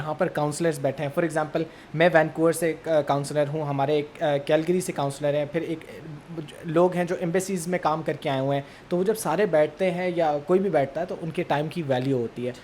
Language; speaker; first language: Urdu; early bilingual, heritage; Urdu